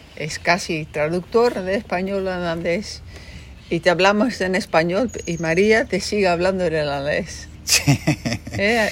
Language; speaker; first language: Spanish; non-native, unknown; Dutch